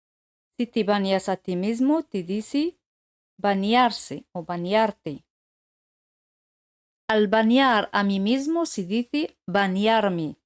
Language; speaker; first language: Spanish; non-native, fluent; French